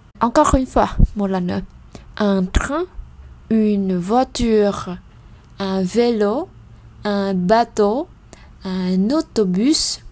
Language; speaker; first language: French; non-native, fluent; Vietnamese